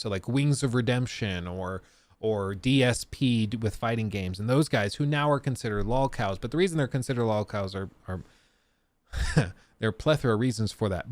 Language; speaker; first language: English; native; English